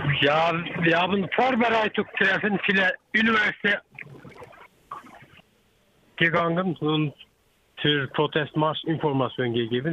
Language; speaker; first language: German; non-native, learner; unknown